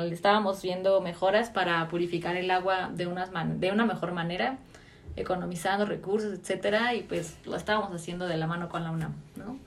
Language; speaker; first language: Spanish; native; Spanish